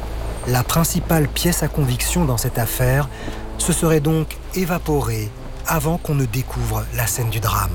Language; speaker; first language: French; native; French